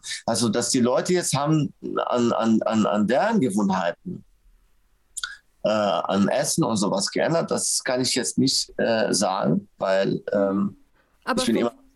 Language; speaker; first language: German; non-native, fluent; Arabic